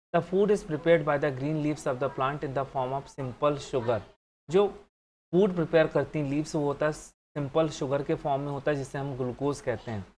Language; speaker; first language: Hindi; native; Hindi